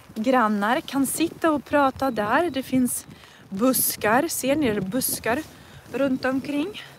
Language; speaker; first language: Swedish; non-native, fluent; Russian